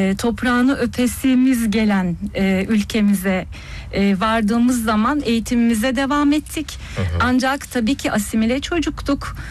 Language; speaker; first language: Turkish; early bilingual, heritage; Turkish